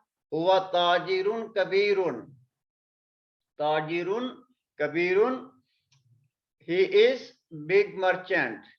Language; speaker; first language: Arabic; non-native, fluent; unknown